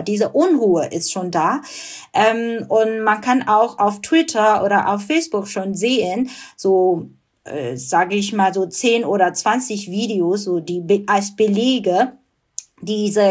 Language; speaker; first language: German; non-native, fluent; Burmese